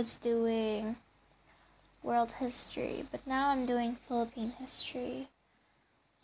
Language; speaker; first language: English; non-native, local second language; Filipino